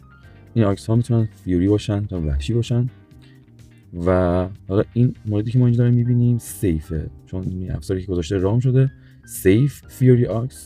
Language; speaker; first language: Persian; native; Persian